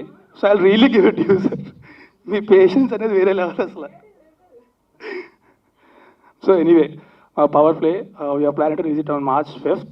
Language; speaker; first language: Telugu; native; Telugu